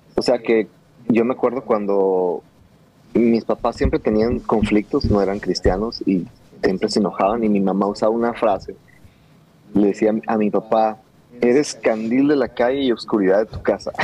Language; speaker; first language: Spanish; native; Spanish